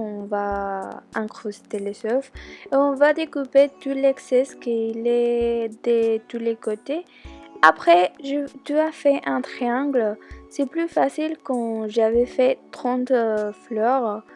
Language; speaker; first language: French; non-native, learner; Spanish